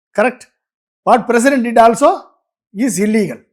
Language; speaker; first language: English; non-native, local second language; Tamil